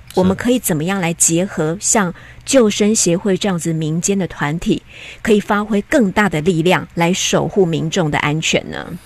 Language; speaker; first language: Chinese; native; Chinese